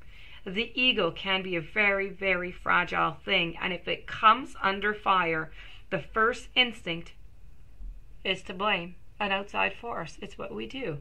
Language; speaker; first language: English; non-native, local second language; French